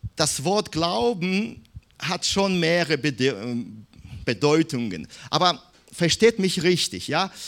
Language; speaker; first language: German; non-native, fluent; Russian